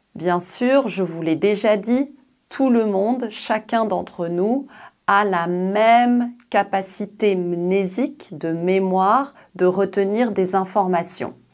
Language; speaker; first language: French; native; French